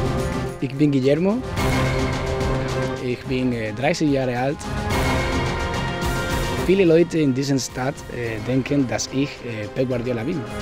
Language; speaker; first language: German; non-native, learner; Spanish